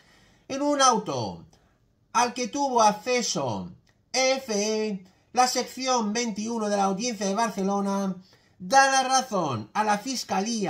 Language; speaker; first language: Spanish; native; Spanish